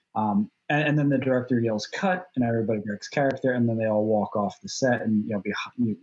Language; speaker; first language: English; native; English